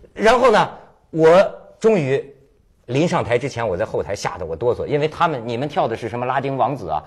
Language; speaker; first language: Chinese; native; Chinese